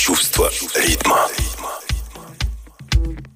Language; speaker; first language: Russian; native; Russian